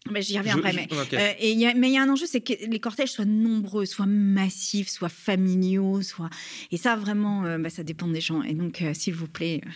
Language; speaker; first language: French; native; French